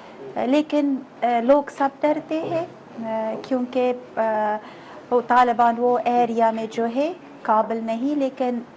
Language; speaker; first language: Hindi; non-native, fluent; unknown